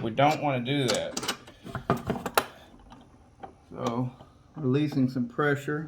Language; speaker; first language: English; native; English